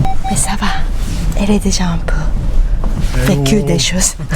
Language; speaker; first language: French; non-native, learner; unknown